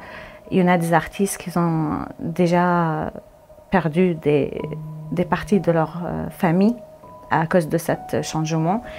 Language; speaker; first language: French; non-native, fluent; Arabic